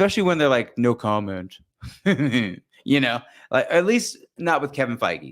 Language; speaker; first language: English; native; English